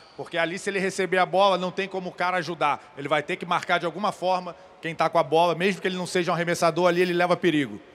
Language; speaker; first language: Portuguese; native; Portuguese